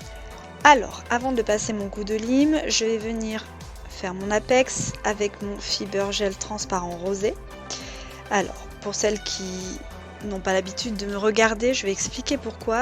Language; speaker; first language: French; native; French